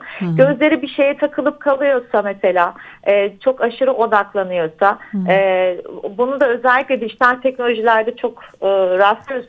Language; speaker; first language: Turkish; native; Turkish